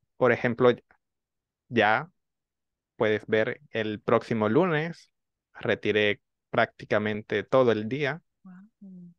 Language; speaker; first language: Spanish; native; Spanish